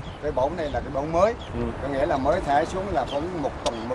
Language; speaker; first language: Vietnamese; native; Vietnamese